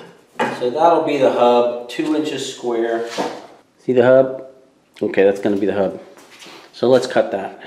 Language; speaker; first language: English; native; English